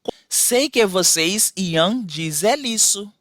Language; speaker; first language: Portuguese; non-native, fluent; Haitian Creole